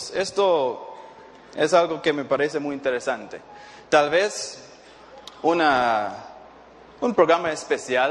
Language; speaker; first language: Spanish; non-native, fluent; English